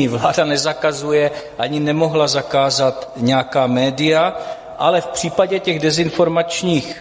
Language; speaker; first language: Czech; native; Czech